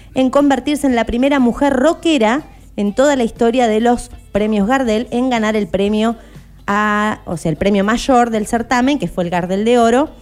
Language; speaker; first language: Spanish; native; Spanish